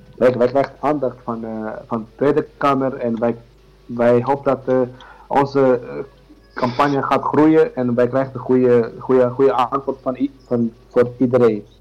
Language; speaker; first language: Dutch; non-native, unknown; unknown